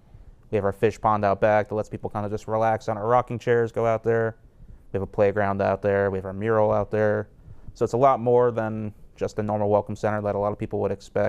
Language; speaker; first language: English; native; English